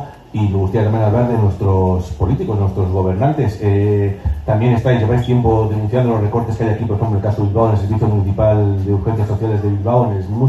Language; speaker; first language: Spanish; native; Spanish